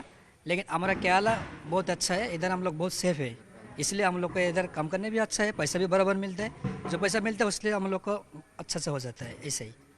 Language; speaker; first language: Hindi; non-native, local second language; Bangla